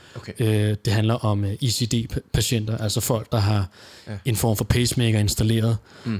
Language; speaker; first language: Danish; native; Danish